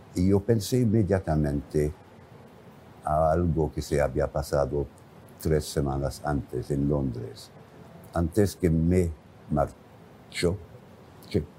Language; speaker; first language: Spanish; non-native, fluent; English